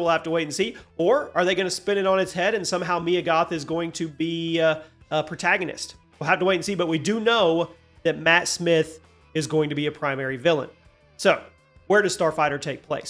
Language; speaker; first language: English; native; English